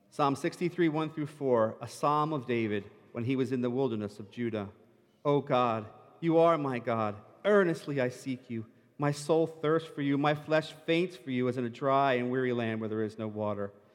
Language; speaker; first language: English; native; English